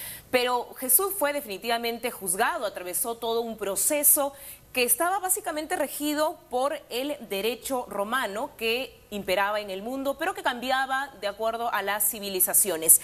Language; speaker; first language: Spanish; native; Spanish